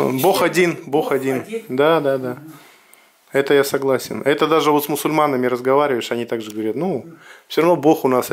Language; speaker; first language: Russian; native; Russian